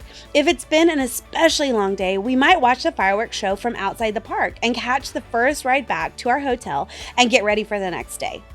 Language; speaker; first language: English; native; English